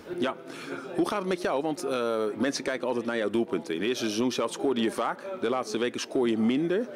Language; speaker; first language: Dutch; native; Dutch